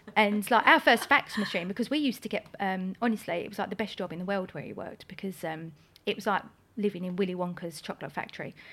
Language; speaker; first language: English; native; English